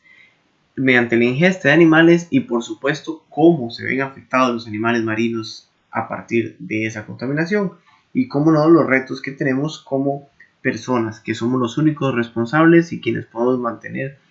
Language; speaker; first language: Spanish; native; Spanish